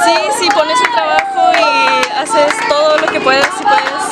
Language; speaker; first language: Spanish; early bilingual, other home language; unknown